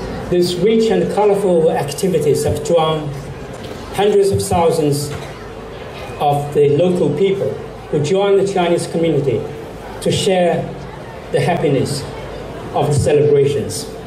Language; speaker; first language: English; non-native, fluent; Chinese